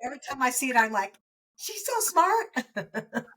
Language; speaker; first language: English; native; English